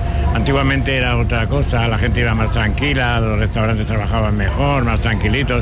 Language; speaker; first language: Spanish; native; Spanish